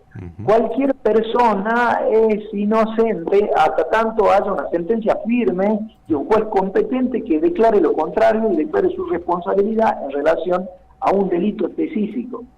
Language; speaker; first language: Spanish; native; Spanish